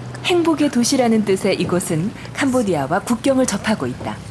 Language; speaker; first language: Korean; native; Korean